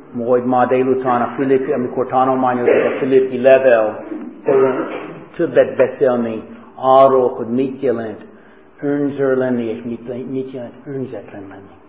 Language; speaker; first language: Hungarian; non-native, fluent; English